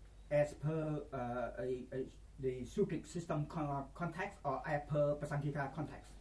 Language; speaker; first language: English; non-native, fluent; Vietnamese